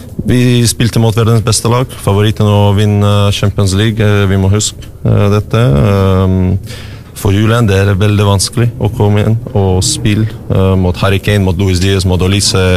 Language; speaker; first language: Norwegian; non-native, learner; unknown